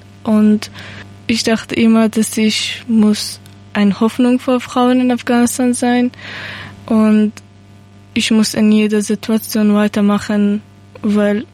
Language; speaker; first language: German; non-native, learner; Persian